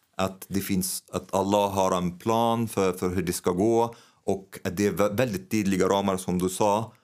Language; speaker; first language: Swedish; non-native, fluent; Arabic